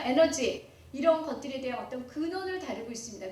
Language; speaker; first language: Korean; native; Korean